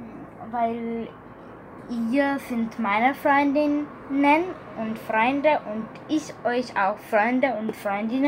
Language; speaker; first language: German; early bilingual, other home language; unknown